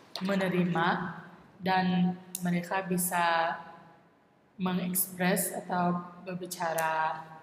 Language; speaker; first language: Indonesian; non-native, learner; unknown